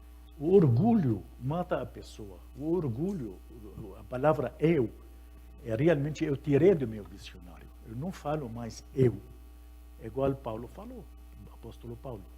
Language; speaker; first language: Portuguese; non-native, fluent; Arabic